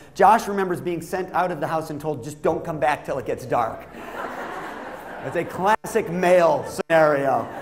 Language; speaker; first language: English; native; English